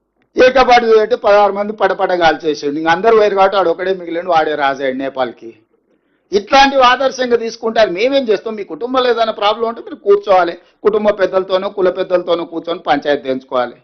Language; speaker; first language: Telugu; native; Telugu